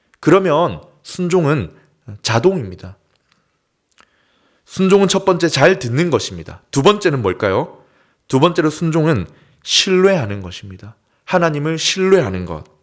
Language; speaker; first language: Korean; native; Korean